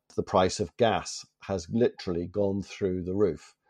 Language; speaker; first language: English; native; English